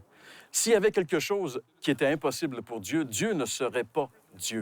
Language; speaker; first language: French; native; French